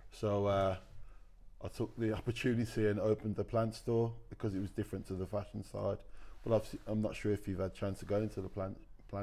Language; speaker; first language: English; native; English